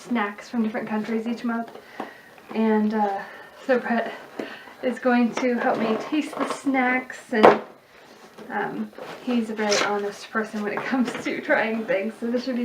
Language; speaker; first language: English; native; English